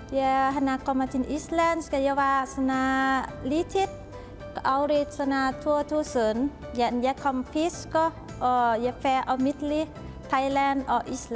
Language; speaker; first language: Icelandic; early bilingual, other home language; Thai